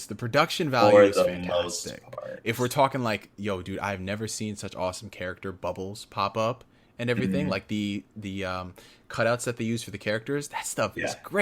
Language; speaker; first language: English; native; English